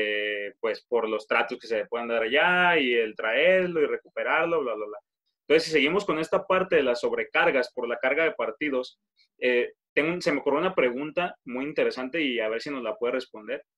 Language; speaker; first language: Spanish; native; Spanish